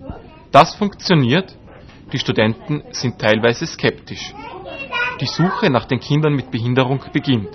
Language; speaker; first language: German; native; German